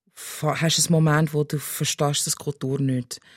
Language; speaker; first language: German; non-native, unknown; English